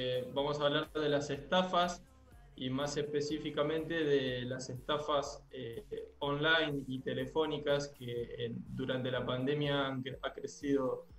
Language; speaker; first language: Spanish; native; Spanish